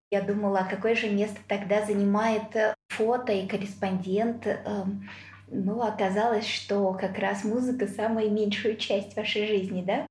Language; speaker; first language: Russian; native; Russian